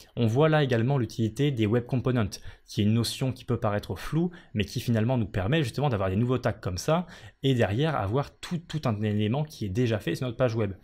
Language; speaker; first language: French; native; French